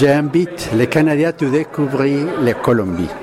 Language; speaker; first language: French; non-native, learner; Spanish